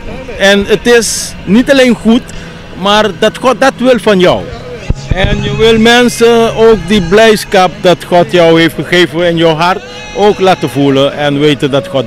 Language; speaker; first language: Dutch; non-native, local second language; Papiamento